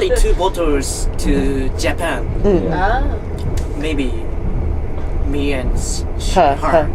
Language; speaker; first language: English; non-native, learner; Japanese